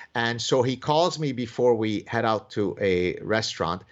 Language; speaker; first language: English; early bilingual, other home language; Arabic